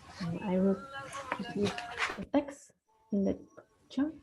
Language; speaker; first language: English; non-native, fluent; Indonesian